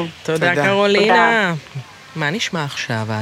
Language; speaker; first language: Hebrew; native; Hebrew